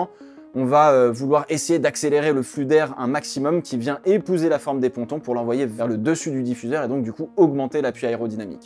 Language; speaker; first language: French; native; French